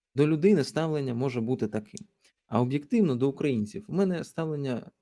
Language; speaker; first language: Ukrainian; non-native, local second language; Russian